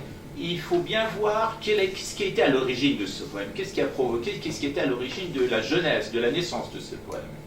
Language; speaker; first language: French; non-native, fluent; Persian